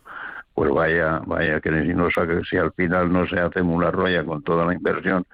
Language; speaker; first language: Spanish; native; Spanish